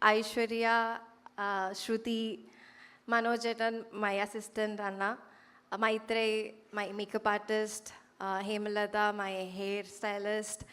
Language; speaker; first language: Tamil; non-native, fluent; Malayalam